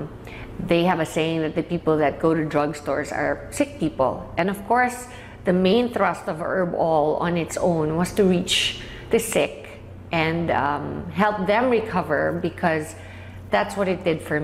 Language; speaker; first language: English; non-native, local second language; Filipino